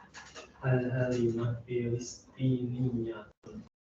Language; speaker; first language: Arabic; non-native, learner; Indonesian